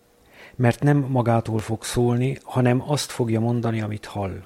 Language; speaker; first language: Hungarian; native; Hungarian